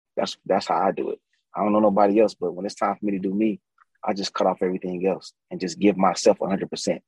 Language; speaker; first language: English; native; English